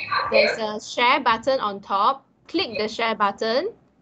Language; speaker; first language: English; non-native, local second language; Malay